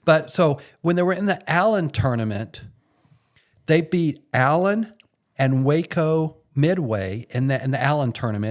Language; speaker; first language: English; native; English